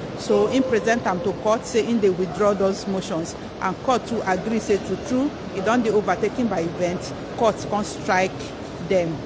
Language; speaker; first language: Nigerian Pidgin; native; Nigerian Pidgin